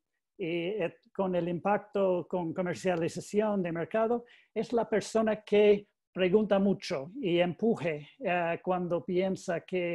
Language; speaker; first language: Spanish; non-native, learner; English